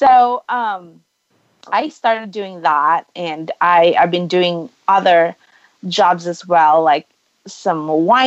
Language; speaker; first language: English; non-native, local second language; Cebuano